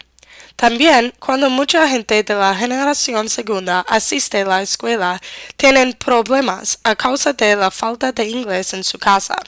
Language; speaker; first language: Spanish; non-native, learner; English